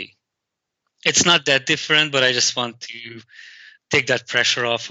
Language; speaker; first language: English; non-native, fluent; Hungarian